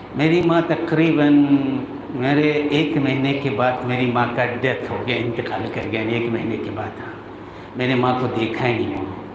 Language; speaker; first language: Urdu; non-native, local second language; Kashmiri